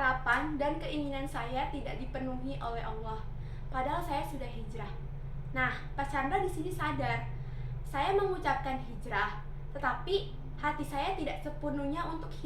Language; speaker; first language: Indonesian; native; Indonesian